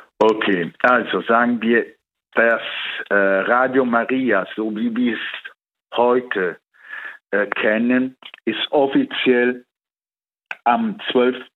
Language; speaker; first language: German; early bilingual, heritage; Italian